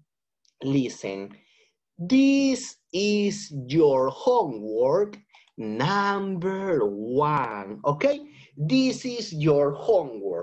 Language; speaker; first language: English; non-native, fluent; Spanish